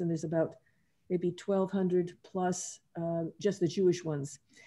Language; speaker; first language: English; native; English